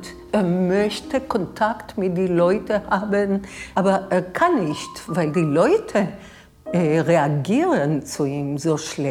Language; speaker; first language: German; non-native, fluent; Hebrew